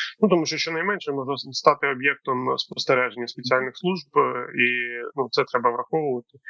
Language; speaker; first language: Ukrainian; native; Ukrainian